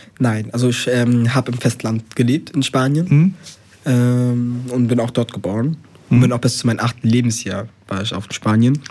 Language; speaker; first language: German; early bilingual, other home language; Spanish